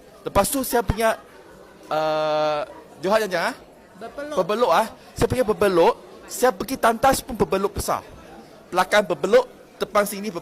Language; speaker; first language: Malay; non-native, local second language; Chinese